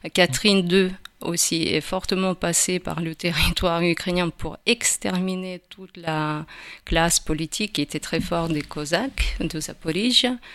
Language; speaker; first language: French; non-native, fluent; Ukrainian